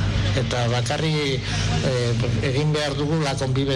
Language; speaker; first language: Basque; non-native, local second language; Spanish